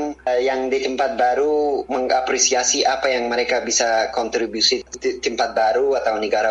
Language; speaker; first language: Indonesian; non-native, fluent; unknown